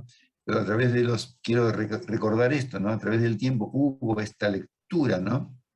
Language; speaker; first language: Spanish; native; Spanish